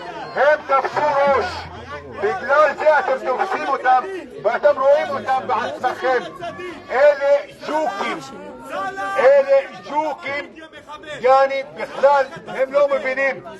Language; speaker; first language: Hebrew; non-native, local second language; Arabic